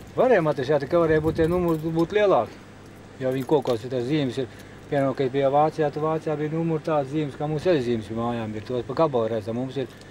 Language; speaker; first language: Latvian; native; Latvian